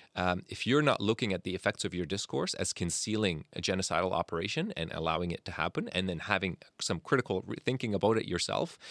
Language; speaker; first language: English; early bilingual, other home language; Arabic